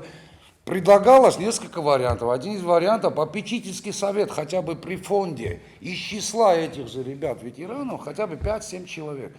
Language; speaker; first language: Russian; native; Russian